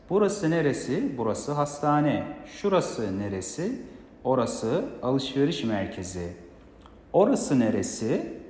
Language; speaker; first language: Turkish; non-native, fluent; Kazakh